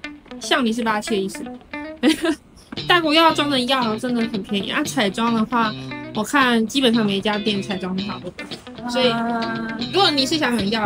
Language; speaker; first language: Chinese; native; Chinese